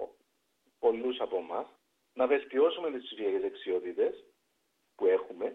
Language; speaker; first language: Greek; native; Greek